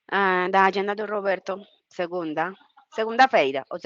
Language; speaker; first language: Portuguese; non-native, learner; Spanish